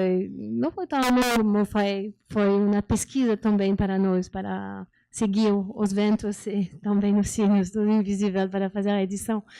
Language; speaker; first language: Portuguese; non-native, learner; French